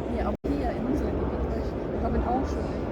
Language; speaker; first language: German; non-native, learner; Russian